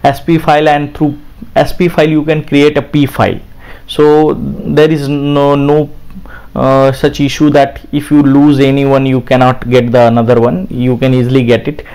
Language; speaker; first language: English; non-native, local second language; Hindi